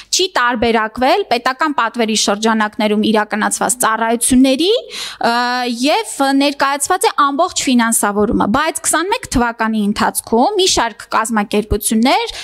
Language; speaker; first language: Armenian; native; Armenian